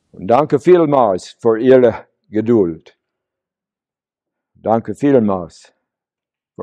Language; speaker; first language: German; non-native, learner; English